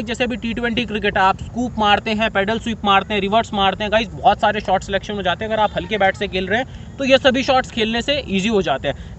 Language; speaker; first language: Hindi; native; Hindi